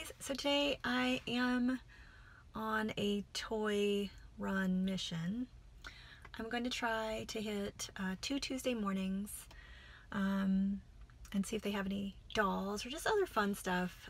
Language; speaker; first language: English; native; English